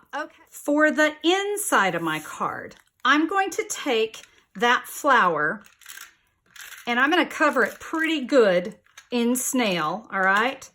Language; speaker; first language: English; native; English